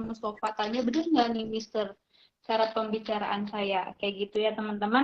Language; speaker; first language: Indonesian; native; Indonesian